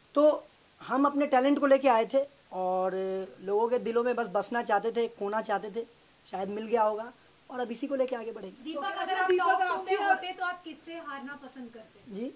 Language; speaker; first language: Hindi; native; Hindi